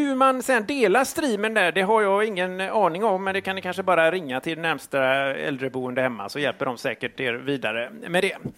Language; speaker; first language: Swedish; native; Swedish